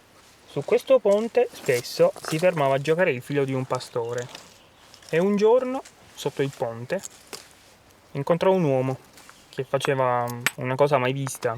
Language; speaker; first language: Italian; native; Italian